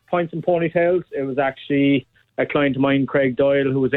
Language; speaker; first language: English; native; English